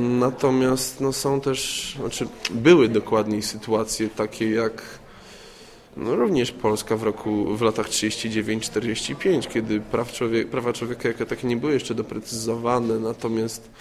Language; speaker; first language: Polish; native; Polish